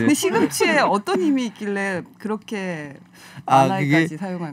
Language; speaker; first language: Korean; native; Korean